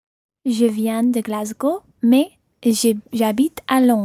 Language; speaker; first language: French; non-native, learner; English